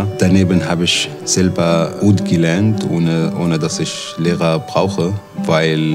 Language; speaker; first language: German; non-native, learner; Arabic